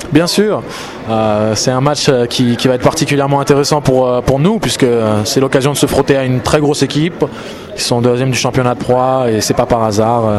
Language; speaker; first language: French; native; French